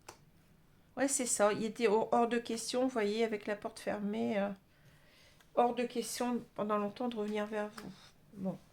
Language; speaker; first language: French; native; French